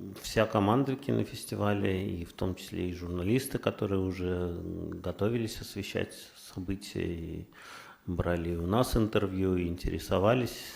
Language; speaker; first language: Russian; native; Russian